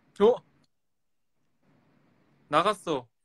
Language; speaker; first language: Korean; early bilingual, heritage; Korean